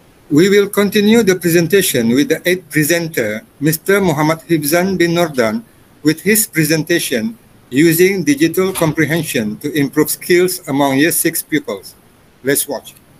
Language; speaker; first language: English; non-native, local second language; Malay